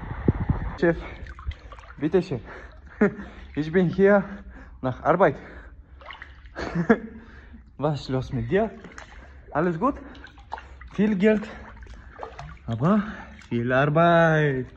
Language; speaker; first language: German; non-native, learner; Bulgarian